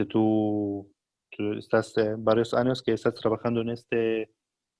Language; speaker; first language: Spanish; non-native, learner; Arabic